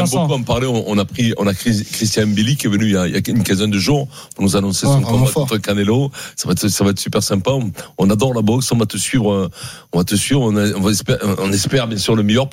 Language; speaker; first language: French; native; French